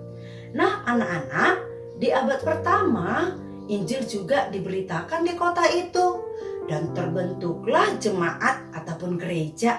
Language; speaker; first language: Indonesian; native; Indonesian